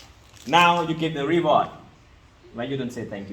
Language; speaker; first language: English; non-native, learner; Lao